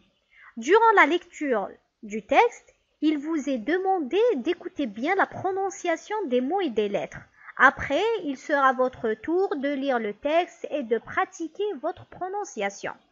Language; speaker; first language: French; non-native, local second language; Arabic